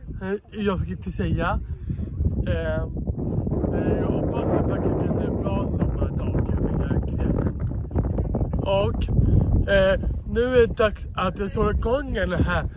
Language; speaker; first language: Swedish; non-native, learner; Dutch